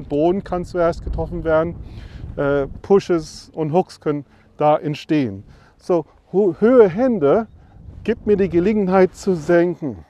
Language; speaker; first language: German; non-native, fluent; English